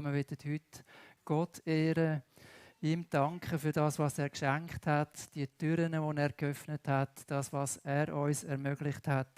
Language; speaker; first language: German; native; German